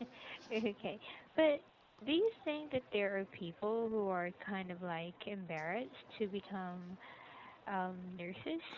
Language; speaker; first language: English; non-native, local second language; Filipino